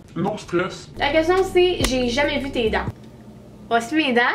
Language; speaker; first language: French; native; French